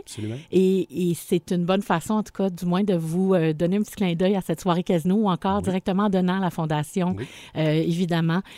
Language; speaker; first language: French; native; French